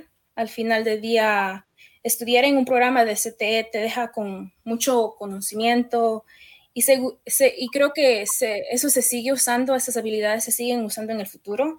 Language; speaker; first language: Spanish; early bilingual, heritage; Spanish